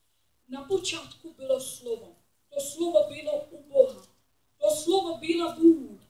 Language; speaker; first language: Czech; non-native, learner; English